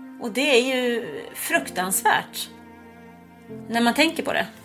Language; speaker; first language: Swedish; native; Swedish